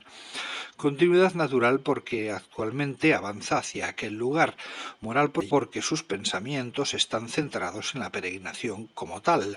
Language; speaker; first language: Spanish; native; Spanish